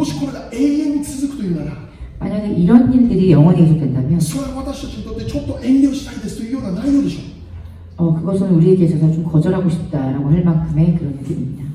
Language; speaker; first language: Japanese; non-native, fluent; Korean